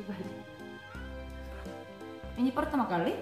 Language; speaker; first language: Indonesian; non-native, fluent; Korean